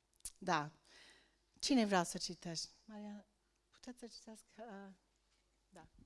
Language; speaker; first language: Romanian; non-native, learner; English